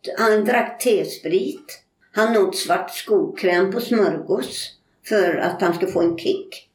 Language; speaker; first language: Swedish; native; Swedish